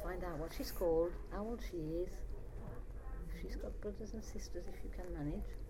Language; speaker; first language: English; native; English